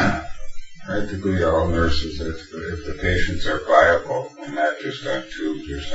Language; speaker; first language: English; native; English